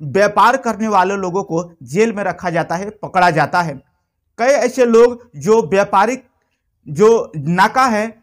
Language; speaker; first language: Hindi; non-native, local second language; Bhojpuri